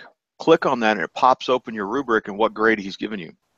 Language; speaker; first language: English; native; English